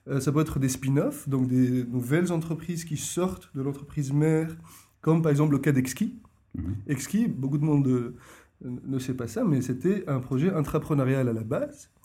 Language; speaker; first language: French; non-native, local second language; Arabic